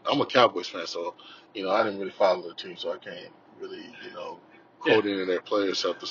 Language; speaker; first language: English; native; English